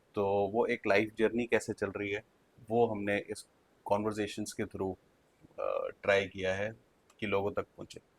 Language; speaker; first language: Hindi; native; Hindi